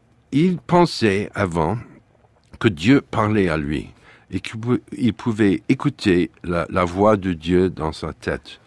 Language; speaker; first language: French; non-native, fluent; English